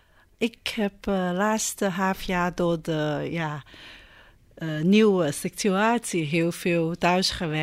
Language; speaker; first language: Dutch; non-native, learner; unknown